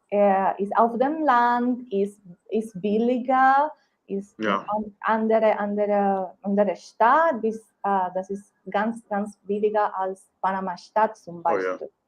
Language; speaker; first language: German; non-native, learner; Spanish